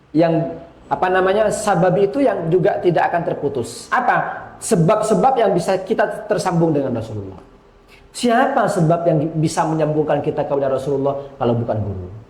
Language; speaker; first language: Indonesian; non-native, local second language; Madurese